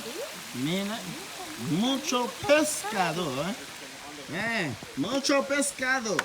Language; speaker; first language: Spanish; non-native, learner; Haitian Creole